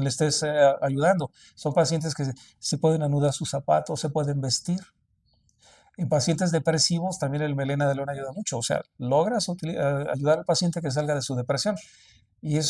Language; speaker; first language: Spanish; native; Spanish